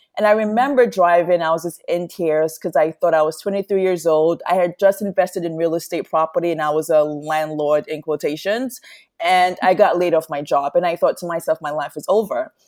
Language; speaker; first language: English; non-native, local second language; Yoruba